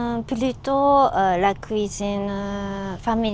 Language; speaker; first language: French; non-native, learner; Japanese